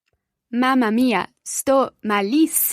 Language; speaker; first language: Italian; non-native, learner; English